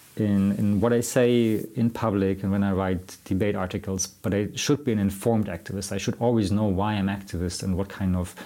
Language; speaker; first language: English; non-native, fluent; German